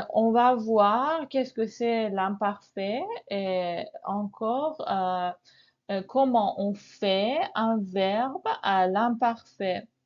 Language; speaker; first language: French; non-native, fluent; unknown